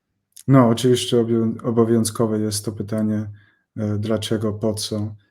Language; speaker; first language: Polish; non-native, fluent; English